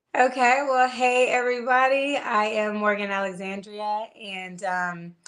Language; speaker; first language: English; native; English